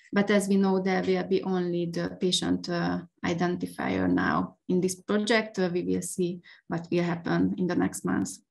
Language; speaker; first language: English; non-native, fluent; Hungarian